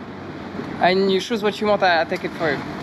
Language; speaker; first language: English; non-native, learner; French